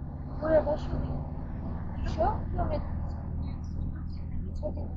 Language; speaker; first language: French; non-native, learner; Russian